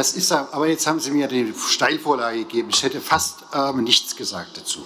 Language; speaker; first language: German; native; German